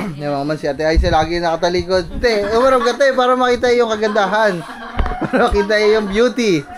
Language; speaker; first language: Filipino; non-native, local second language; Cebuano